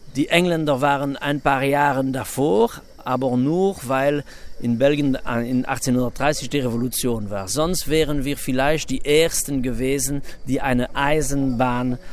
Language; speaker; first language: German; non-native, local second language; French